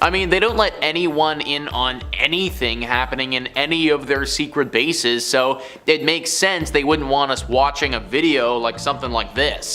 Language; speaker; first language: English; native; English